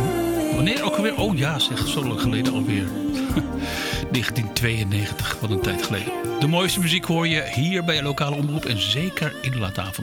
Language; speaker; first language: Dutch; native; Dutch